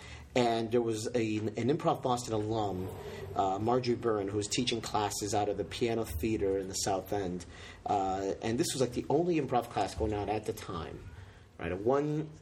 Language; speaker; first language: English; native; English